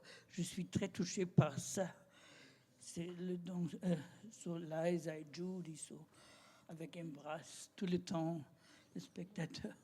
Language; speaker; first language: French; non-native, learner; German